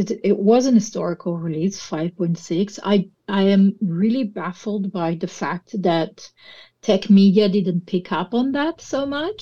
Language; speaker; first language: English; non-native, fluent; Italian